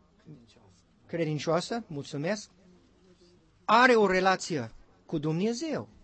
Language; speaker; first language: Romanian; non-native, learner; English